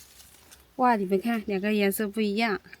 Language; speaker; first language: Chinese; native; Chinese